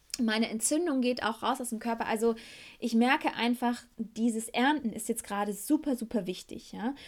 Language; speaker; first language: German; native; German